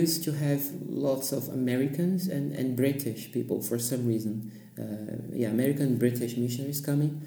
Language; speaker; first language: English; non-native, fluent; Portuguese